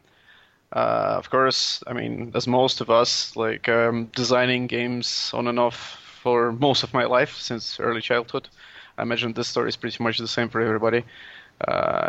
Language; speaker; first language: English; non-native, fluent; Latvian